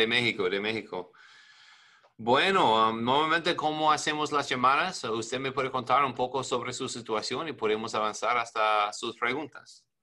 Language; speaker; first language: Spanish; non-native, learner; English